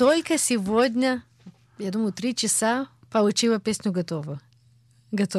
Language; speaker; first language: Russian; early bilingual, heritage; Hebrew